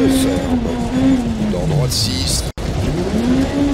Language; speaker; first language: French; native; French